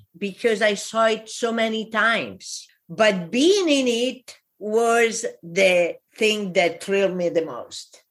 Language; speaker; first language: English; non-native, fluent; Italian